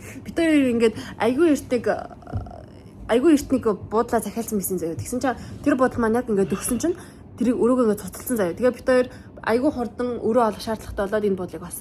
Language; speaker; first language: Mongolian; native; Mongolian